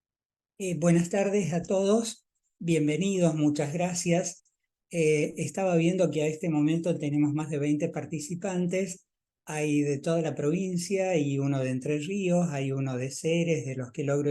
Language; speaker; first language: Spanish; native; Spanish